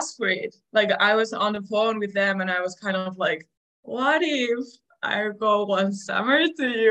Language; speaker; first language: English; non-native, fluent; Spanish